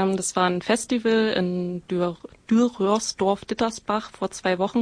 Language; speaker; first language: German; native; German